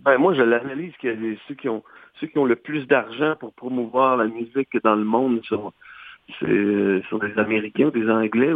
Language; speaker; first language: French; native; French